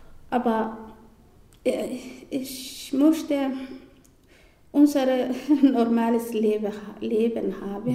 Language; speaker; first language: German; non-native, learner; Somali